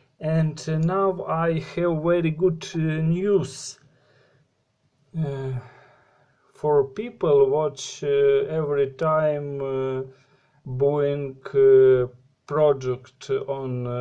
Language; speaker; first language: English; non-native, learner; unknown